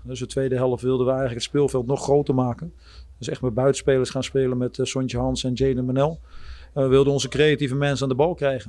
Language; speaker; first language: Dutch; native; Dutch